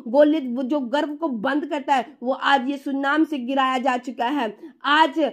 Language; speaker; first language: Hindi; non-native, local second language; Punjabi